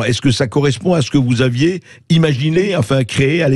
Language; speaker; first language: French; native; French